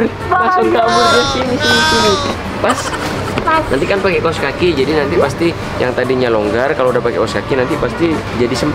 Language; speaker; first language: Indonesian; native; Indonesian